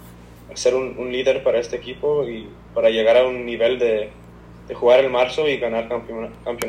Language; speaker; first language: Spanish; early bilingual, heritage; Spanish